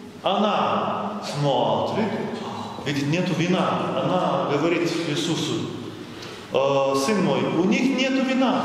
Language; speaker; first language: Russian; non-native, fluent; Lithuanian